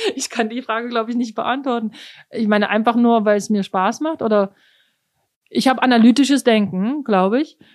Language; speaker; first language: German; native; German